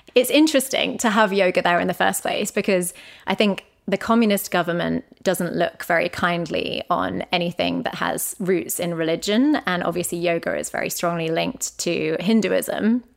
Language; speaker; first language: English; native; English